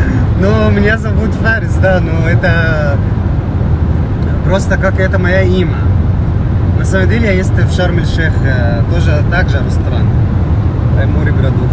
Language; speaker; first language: Russian; non-native, learner; Arabic